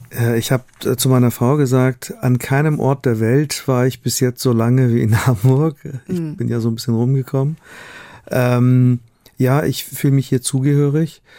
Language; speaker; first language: German; non-native, fluent; Persian